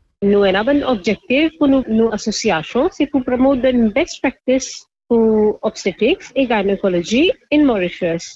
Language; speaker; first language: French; non-native, local second language; Morisyen